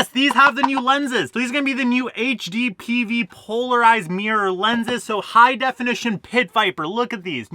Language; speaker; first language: English; native; English